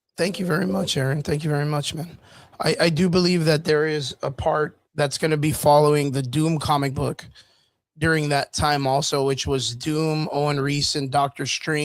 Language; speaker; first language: English; native; English